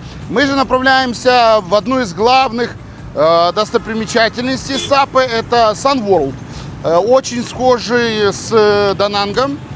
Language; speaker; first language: Russian; native; Russian